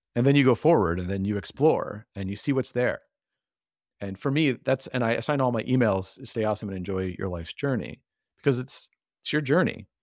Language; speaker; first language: English; native; English